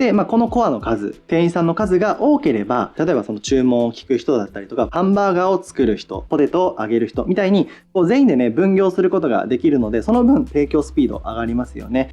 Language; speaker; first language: Japanese; native; Japanese